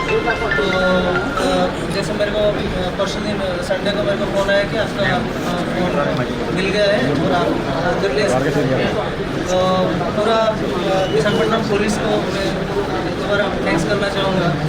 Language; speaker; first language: Hindi; non-native, local second language; Odia